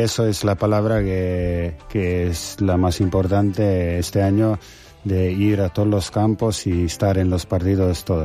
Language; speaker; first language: Spanish; non-native, fluent; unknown